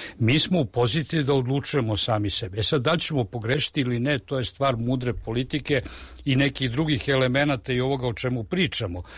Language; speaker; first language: Serbian; native; Serbian